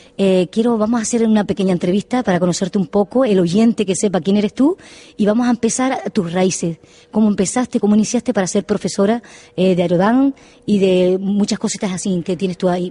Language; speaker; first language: Spanish; native; Spanish